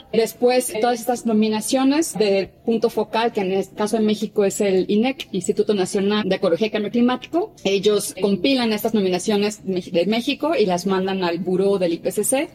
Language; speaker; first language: Spanish; native; Spanish